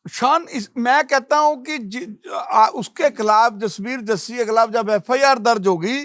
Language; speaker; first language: Hindi; non-native, local second language; Punjabi